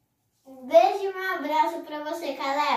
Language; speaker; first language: Portuguese; native; Portuguese